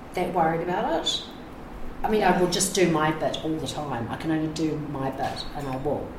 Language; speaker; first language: English; native; English